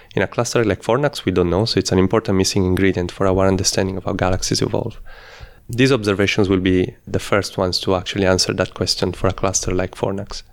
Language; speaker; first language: English; non-native, fluent; Italian